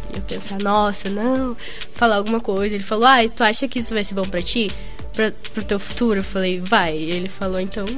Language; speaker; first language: Portuguese; native; Portuguese